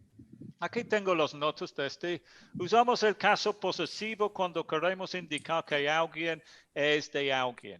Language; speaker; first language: Spanish; non-native, fluent; English